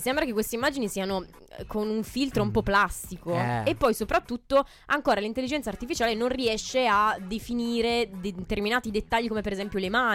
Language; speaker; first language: Italian; native; Italian